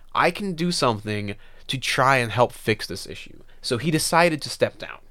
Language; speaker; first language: English; early bilingual, other home language; Filipino